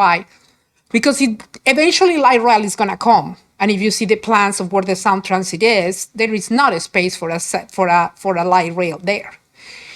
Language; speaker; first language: English; non-native, fluent; Spanish